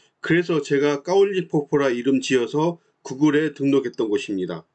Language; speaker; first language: Korean; native; Korean